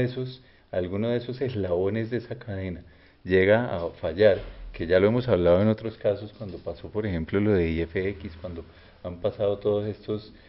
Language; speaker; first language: Spanish; native; Spanish